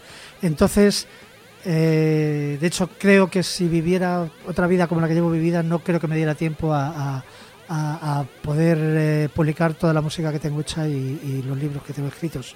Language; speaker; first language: Spanish; native; Spanish